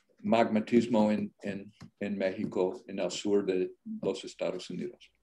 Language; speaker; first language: Spanish; non-native, learner; English